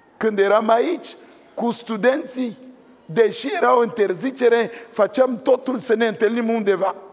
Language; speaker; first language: Romanian; non-native, fluent; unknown